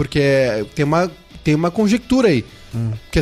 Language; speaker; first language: Portuguese; native; Portuguese